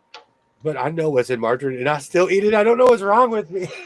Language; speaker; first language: English; native; English